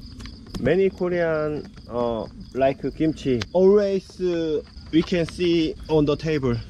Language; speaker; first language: English; non-native, learner; Korean